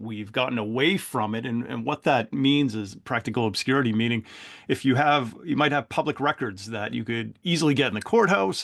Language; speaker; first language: English; native; English